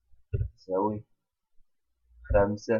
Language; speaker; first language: Arabic; native; Arabic